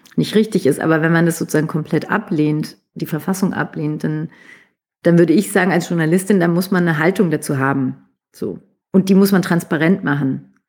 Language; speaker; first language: German; native; German